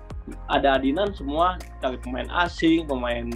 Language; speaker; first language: Indonesian; native; Indonesian